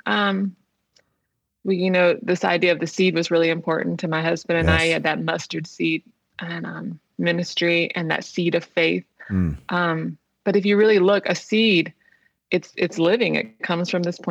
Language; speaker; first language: English; native; English